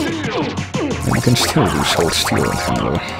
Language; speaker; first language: English; native; English